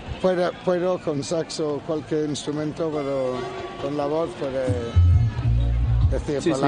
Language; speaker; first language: Spanish; non-native, fluent; English